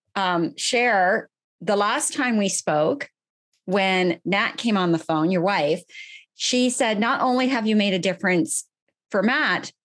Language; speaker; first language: English; native; English